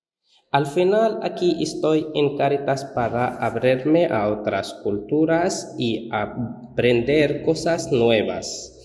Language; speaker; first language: Spanish; non-native, learner; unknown